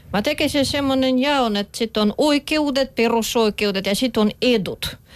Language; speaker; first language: Finnish; non-native, fluent; Russian